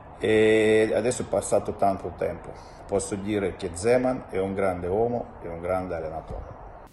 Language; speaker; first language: Italian; non-native, fluent; Russian